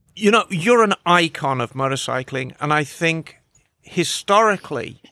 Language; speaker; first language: English; native; English